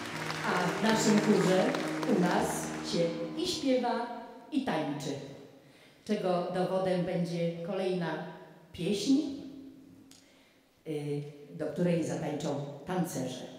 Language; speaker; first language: Polish; native; Polish